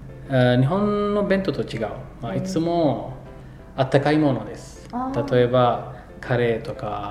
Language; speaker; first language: Japanese; non-native, fluent; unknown